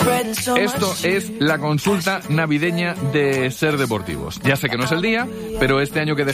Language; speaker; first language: Spanish; native; Spanish